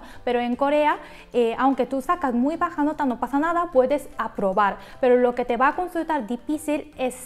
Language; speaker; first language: Spanish; non-native, fluent; Korean